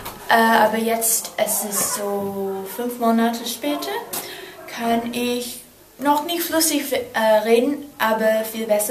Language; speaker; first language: German; non-native, learner; English